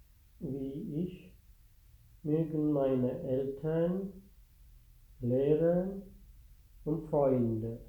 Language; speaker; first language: German; non-native, fluent; Sinhala